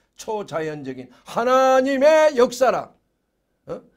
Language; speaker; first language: Korean; native; Korean